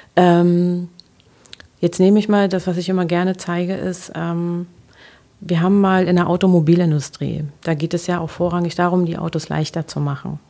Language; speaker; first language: German; native; German